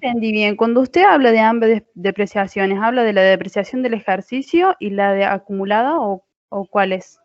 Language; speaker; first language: Spanish; native; Spanish